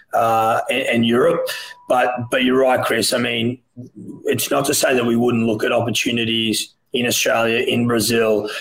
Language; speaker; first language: English; native; English